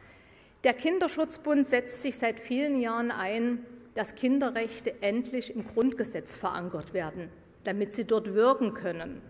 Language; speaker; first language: German; native; German